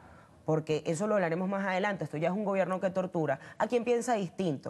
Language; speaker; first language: Spanish; native; Spanish